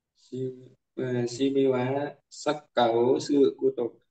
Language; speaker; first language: Japanese; non-native, learner; Vietnamese